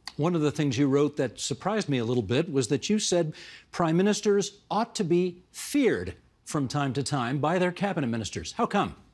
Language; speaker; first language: English; native; English